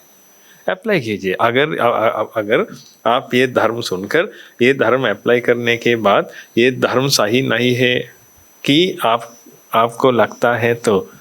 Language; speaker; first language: Hindi; non-native, fluent; Sinhala